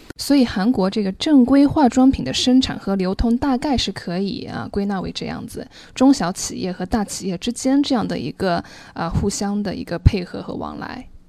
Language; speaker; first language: Chinese; native; Chinese